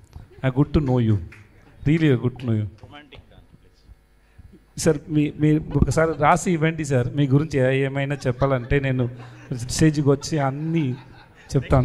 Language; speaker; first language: Telugu; non-native, learner; Tamil